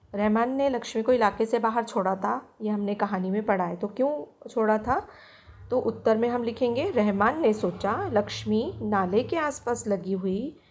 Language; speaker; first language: Hindi; non-native, local second language; Marathi